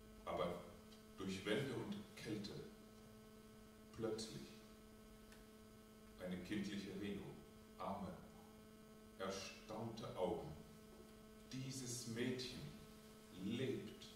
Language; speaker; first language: German; native; German